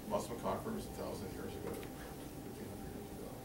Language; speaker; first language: English; native; English